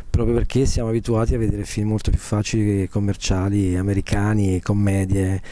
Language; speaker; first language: Italian; native; Italian